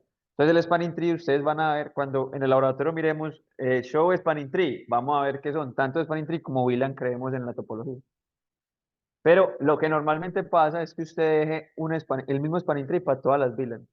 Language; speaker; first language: Spanish; native; Spanish